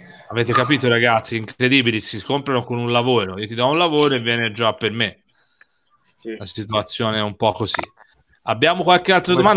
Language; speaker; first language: Italian; native; Italian